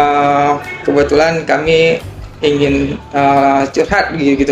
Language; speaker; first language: Indonesian; native; Indonesian